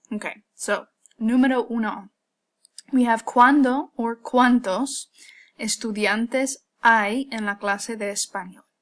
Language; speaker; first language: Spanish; non-native, fluent; English